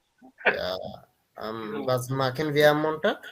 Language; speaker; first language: German; non-native, learner; Bangla